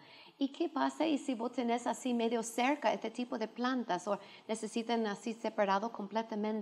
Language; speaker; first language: Spanish; non-native, fluent; English